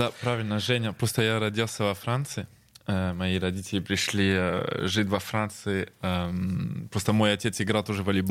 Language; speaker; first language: Russian; early bilingual, heritage; Russian